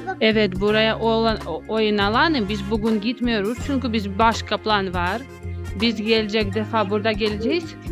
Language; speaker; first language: Turkish; non-native, learner; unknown